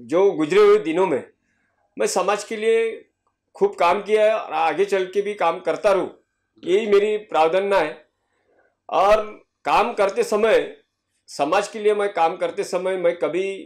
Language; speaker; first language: Hindi; non-native, local second language; Marathi